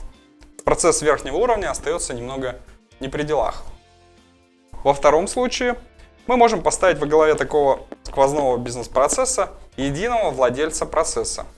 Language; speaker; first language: Russian; native; Russian